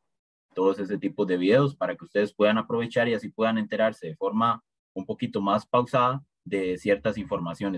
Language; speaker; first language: Spanish; native; Spanish